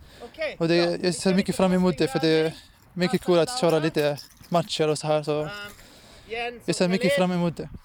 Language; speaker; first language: Swedish; non-native, fluent; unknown